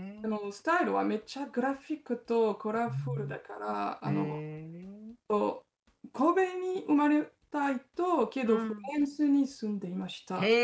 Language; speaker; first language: Japanese; non-native, learner; French